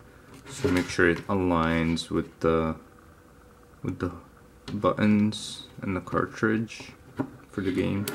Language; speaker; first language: English; native; English